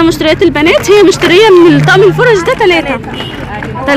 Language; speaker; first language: Arabic; native; Arabic